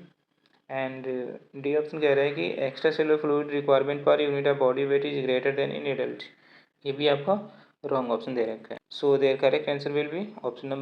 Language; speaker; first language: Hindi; native; Hindi